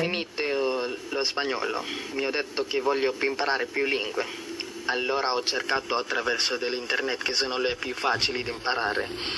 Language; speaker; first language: Italian; non-native, learner; Filipino